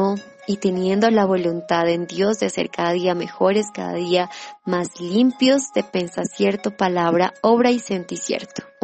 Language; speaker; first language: Spanish; native; Spanish